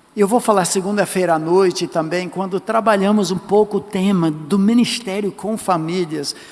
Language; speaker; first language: Portuguese; non-native, fluent; English